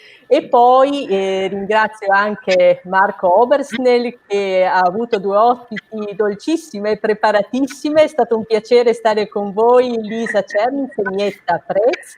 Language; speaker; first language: Italian; native; Italian